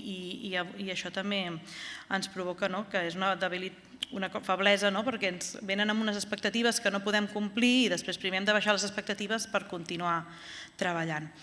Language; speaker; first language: Catalan; native; Catalan